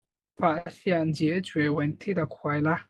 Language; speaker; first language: Chinese; non-native, learner; Bangla